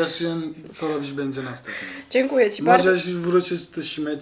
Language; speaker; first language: Polish; non-native, learner; Turkish